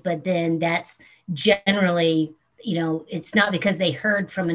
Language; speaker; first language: English; native; English